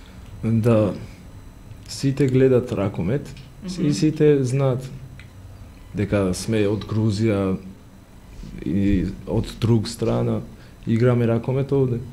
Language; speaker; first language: Macedonian; non-native, learner; Georgian